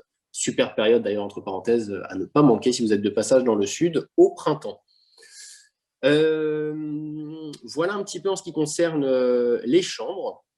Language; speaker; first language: French; native; French